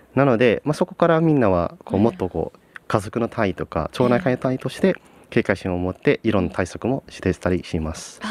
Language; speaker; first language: Japanese; non-native, fluent; Indonesian